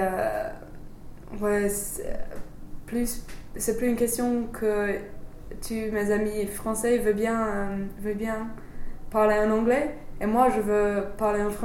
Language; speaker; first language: French; non-native, fluent; English